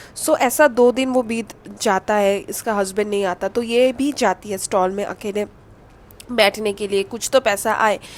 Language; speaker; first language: Hindi; non-native, local second language; Bangla